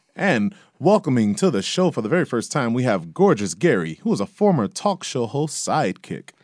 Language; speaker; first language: English; native; English